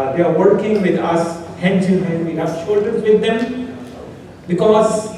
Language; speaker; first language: English; non-native, local second language; Urdu